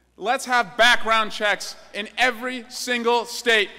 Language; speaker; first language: English; native; English